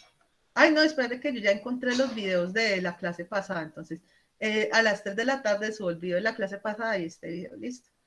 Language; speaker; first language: Spanish; native; Spanish